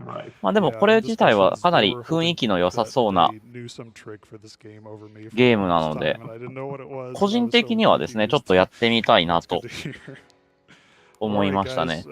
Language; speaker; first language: Japanese; native; Japanese